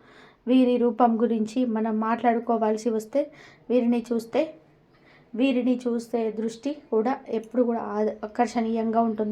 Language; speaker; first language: Telugu; native; Telugu